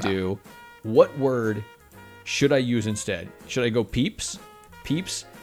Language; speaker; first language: English; native; English